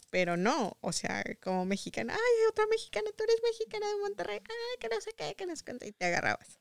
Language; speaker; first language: Spanish; native; Spanish